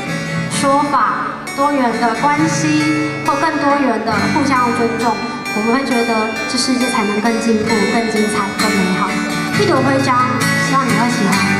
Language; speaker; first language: Chinese; native; Chinese